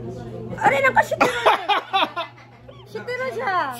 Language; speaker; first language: Japanese; non-native, learner; Filipino